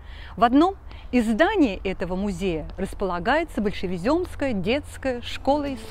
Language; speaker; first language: Russian; native; Russian